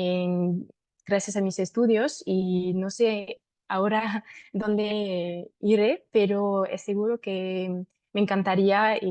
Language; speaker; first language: Spanish; non-native, fluent; French